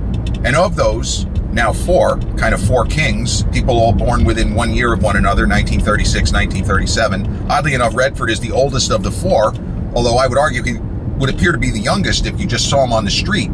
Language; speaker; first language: English; native; English